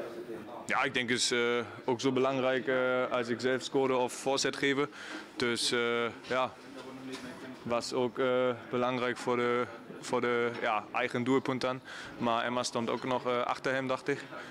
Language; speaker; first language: Dutch; non-native, learner; German